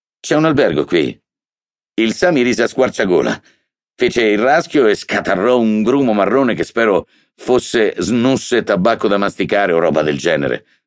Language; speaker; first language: Italian; native; Italian